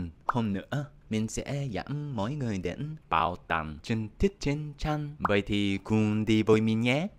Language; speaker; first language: Vietnamese; non-native, learner; Japanese